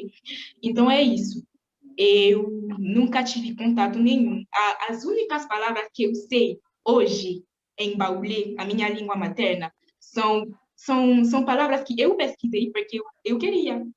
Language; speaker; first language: Portuguese; non-native, fluent; French